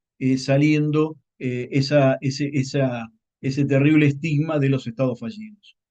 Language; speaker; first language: Spanish; native; Spanish